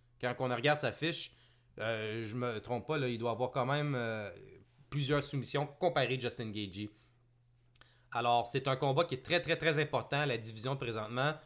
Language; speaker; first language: French; native; French